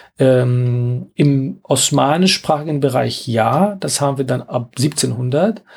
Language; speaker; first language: German; non-native, fluent; Arabic